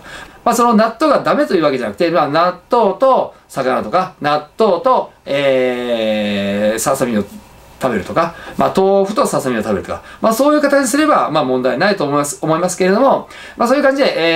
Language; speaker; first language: Japanese; native; Japanese